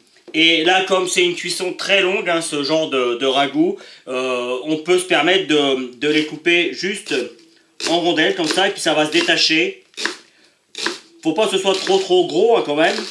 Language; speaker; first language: French; native; French